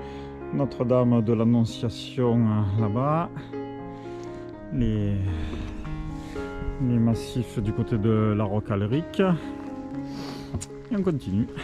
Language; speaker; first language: French; native; French